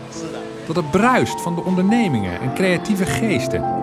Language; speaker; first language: Dutch; native; Dutch